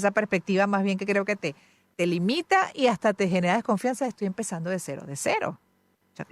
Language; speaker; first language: Spanish; native; Spanish